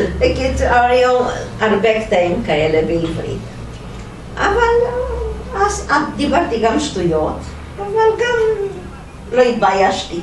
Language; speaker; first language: Hebrew; non-native, fluent; Romanian